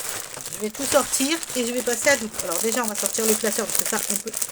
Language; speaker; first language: French; native; French